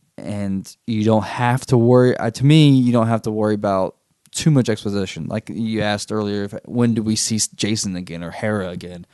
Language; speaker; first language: English; native; English